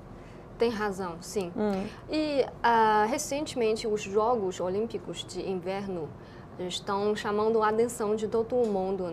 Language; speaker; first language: Portuguese; non-native, fluent; Chinese